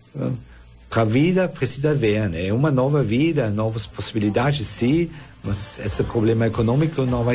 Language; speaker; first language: Portuguese; non-native, fluent; German